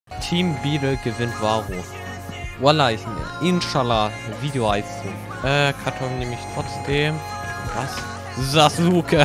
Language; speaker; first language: German; native; German